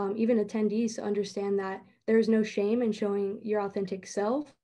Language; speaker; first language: English; native; English